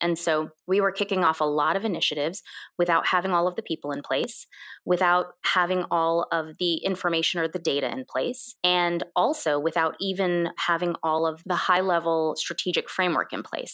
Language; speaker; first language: English; early bilingual, other home language; Korean